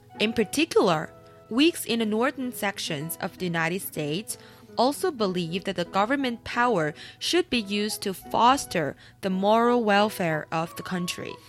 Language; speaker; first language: English; non-native, fluent; Chinese